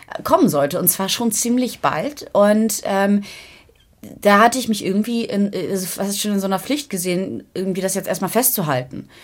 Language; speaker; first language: German; native; German